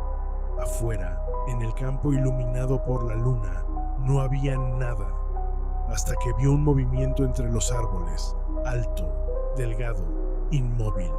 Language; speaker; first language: Spanish; native; Spanish